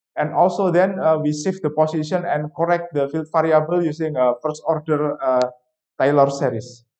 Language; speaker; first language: English; non-native, fluent; Indonesian